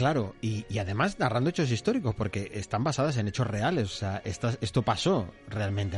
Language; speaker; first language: Spanish; native; Spanish